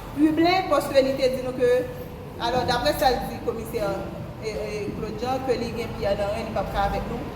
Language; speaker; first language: French; non-native, local second language; Haitian Creole